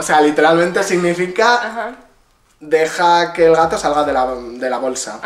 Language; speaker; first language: Spanish; native; Spanish